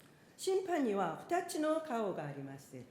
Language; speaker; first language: Japanese; non-native, fluent; Korean